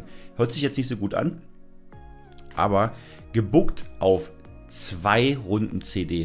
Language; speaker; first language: German; native; German